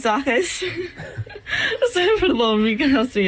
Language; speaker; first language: Spanish; non-native, fluent; English